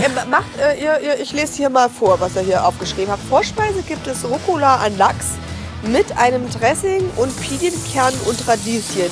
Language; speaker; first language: German; native; German